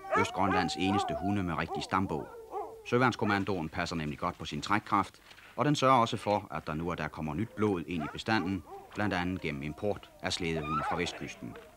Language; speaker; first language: Danish; native; Danish